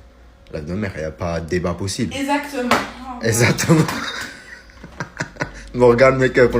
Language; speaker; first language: French; early bilingual, other home language; Albanian